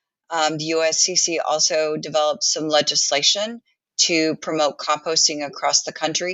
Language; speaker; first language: English; native; English